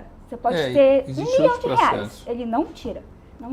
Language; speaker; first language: Portuguese; native; Portuguese